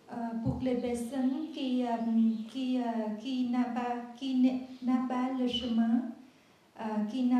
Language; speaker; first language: French; non-native, learner; Vietnamese